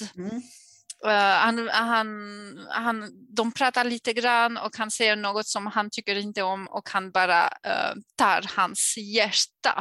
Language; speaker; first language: Swedish; non-native, fluent; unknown